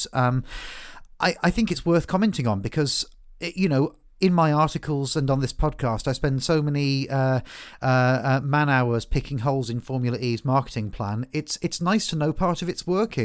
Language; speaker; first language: English; native; English